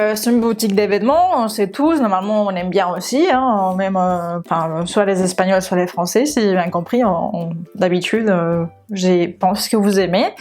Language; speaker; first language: French; non-native, fluent; Spanish